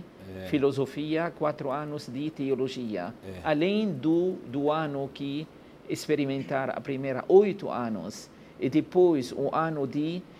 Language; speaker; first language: Portuguese; non-native, learner; Arabic